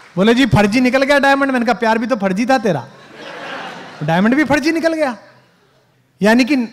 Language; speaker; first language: Hindi; native; Hindi